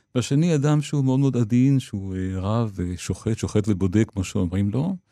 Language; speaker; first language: Hebrew; native; Hebrew